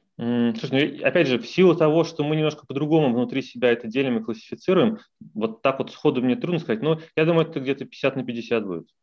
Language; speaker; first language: Russian; native; Russian